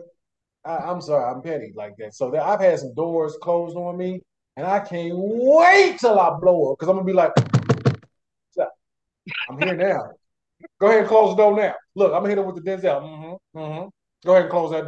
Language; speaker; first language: English; native; English